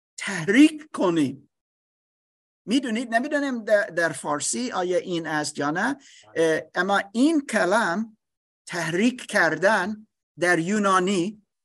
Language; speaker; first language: Persian; non-native, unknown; English